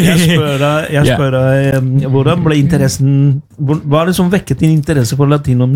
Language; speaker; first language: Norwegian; non-native, fluent; Spanish